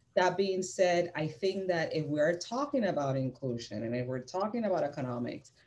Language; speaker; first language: English; non-native, fluent; Spanish